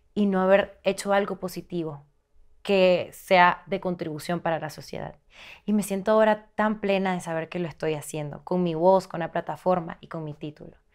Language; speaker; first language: Spanish; native; Spanish